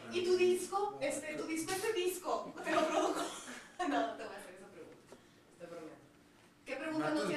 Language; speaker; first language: Spanish; native; Spanish